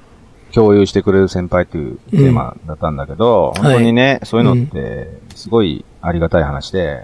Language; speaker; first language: Japanese; native; Japanese